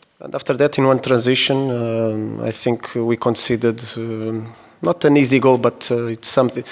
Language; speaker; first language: English; non-native, fluent; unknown